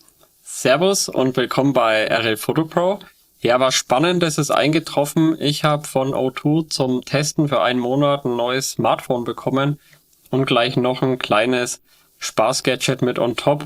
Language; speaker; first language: German; native; German